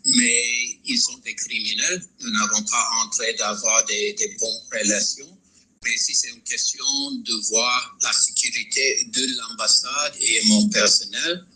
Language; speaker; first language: Haitian Creole; non-native, fluent; English